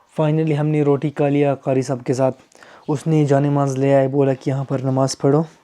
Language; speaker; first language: Urdu; non-native, local second language; Pashto